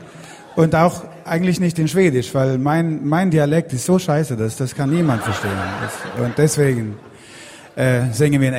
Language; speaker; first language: German; non-native, learner; Swedish